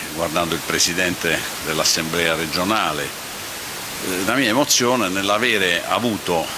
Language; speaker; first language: Italian; native; Italian